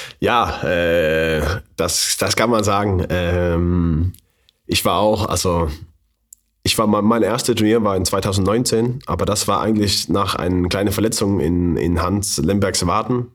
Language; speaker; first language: German; non-native, fluent; Danish